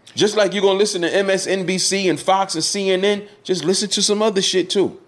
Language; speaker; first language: English; native; English